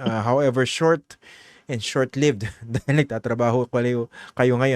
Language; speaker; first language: Filipino; native; Filipino